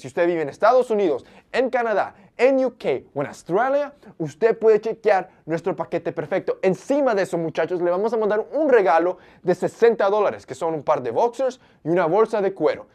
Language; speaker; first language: Spanish; early bilingual, heritage; Spanish